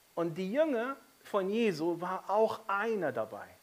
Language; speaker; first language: German; non-native, fluent; Arabic